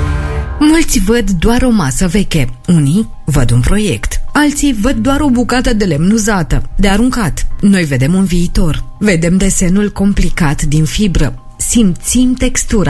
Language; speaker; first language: Romanian; native; Romanian